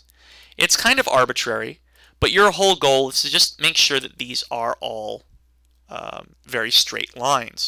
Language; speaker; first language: English; native; English